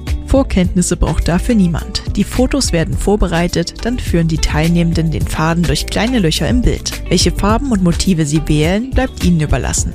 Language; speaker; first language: German; native; German